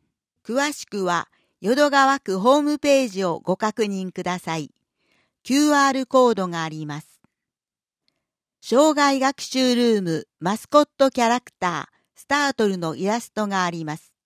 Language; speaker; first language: Japanese; native; Japanese